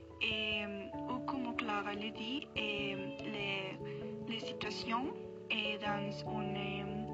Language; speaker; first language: French; non-native, learner; Spanish